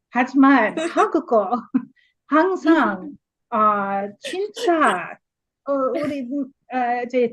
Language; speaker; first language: Korean; non-native, learner; English